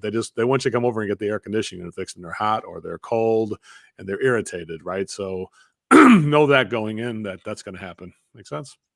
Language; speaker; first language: English; native; English